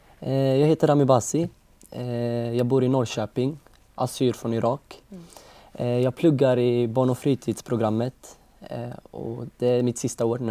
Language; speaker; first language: Swedish; early bilingual, other home language; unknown